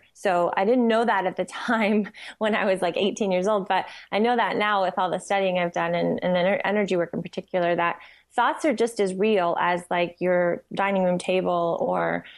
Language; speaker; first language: English; native; English